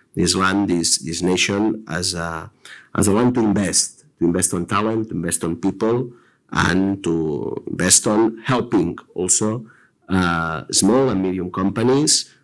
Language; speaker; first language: English; non-native, fluent; Catalan